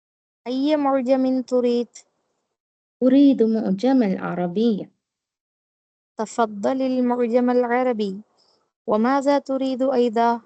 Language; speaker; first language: Arabic; non-native, learner; Tamil